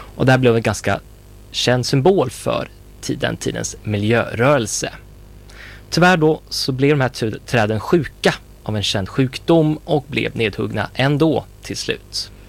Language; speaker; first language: Swedish; native; Swedish